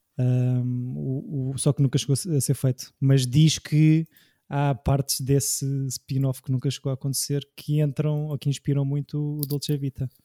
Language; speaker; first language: Portuguese; native; Portuguese